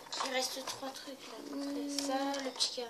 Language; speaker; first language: French; native; French